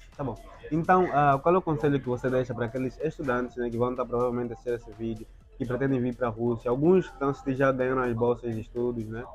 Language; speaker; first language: Portuguese; native; Portuguese